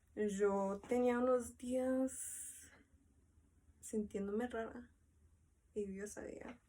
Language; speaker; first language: Spanish; early bilingual, heritage; Spanish